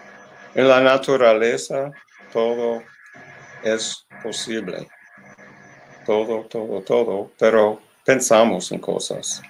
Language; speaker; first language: Spanish; non-native, learner; English